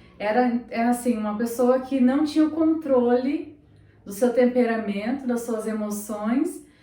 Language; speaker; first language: Portuguese; native; Portuguese